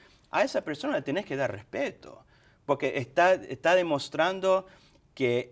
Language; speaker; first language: Spanish; early bilingual, other home language; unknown